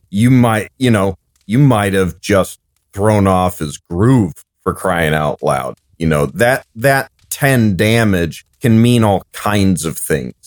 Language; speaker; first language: English; native; English